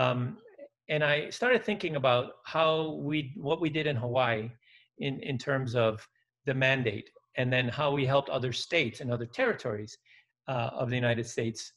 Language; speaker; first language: English; early bilingual, other home language; Dutch